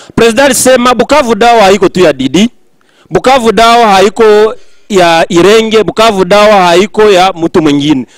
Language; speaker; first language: Swahili; native; Swahili